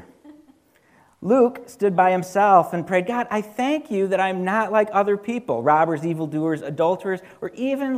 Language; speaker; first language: English; native; English